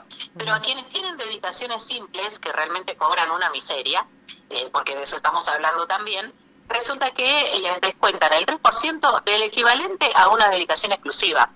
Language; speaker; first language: Spanish; native; Spanish